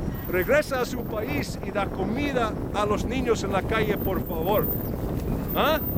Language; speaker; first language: Spanish; non-native, learner; English